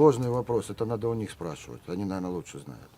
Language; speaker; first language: Russian; native; Russian